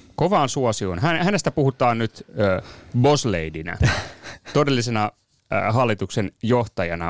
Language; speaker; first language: Finnish; native; Finnish